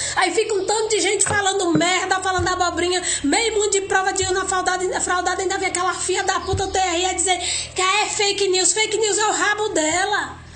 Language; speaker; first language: Portuguese; native; Portuguese